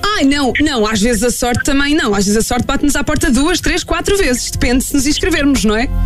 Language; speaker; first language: Portuguese; native; Portuguese